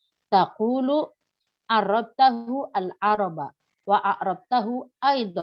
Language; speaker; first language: Arabic; non-native, fluent; Indonesian